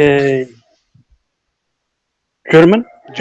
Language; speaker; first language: English; non-native, local second language; Arabic